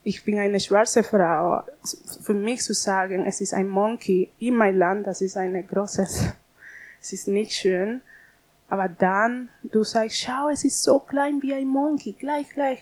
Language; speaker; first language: German; non-native, learner; Spanish